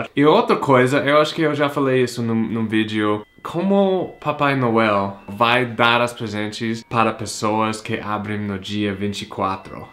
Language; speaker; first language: Portuguese; non-native, fluent; English